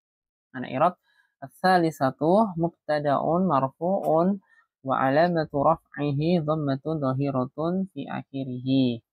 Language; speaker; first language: Arabic; non-native, fluent; Indonesian